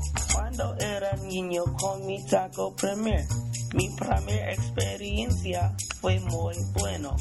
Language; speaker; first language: Spanish; non-native, learner; English